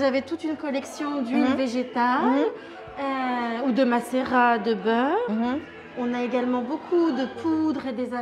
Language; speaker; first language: French; native; French